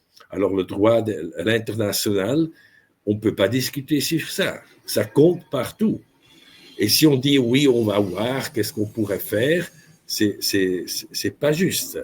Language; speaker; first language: French; non-native, local second language; German